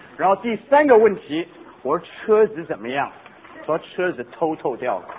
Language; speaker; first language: Chinese; non-native, local second language; Cantonese